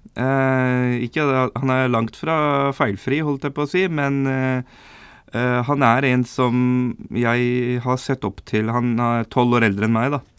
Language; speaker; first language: Norwegian; early bilingual, other home language; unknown